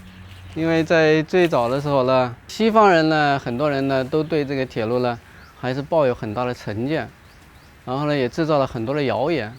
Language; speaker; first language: Chinese; native; Chinese